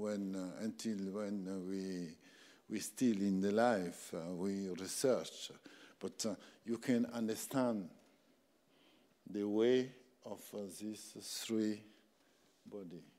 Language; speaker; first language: English; non-native, learner; French